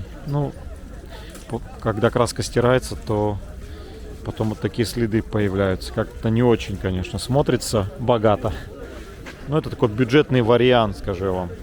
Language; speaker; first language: Russian; native; Russian